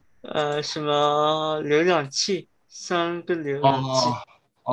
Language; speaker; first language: Chinese; early bilingual, heritage; Chinese